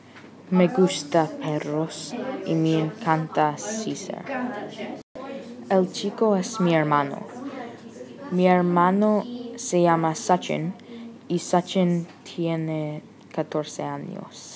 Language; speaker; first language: Spanish; non-native, learner; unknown